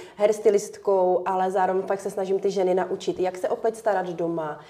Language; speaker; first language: Czech; early bilingual, other home language; Ukrainian